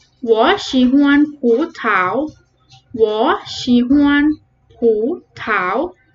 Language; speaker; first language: Chinese; non-native, fluent; Thai